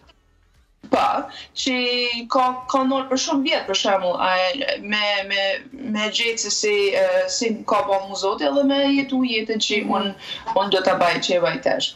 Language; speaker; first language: Albanian; native; Albanian